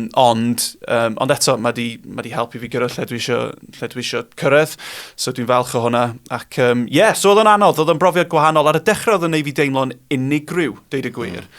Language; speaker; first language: Welsh; non-native, local second language; English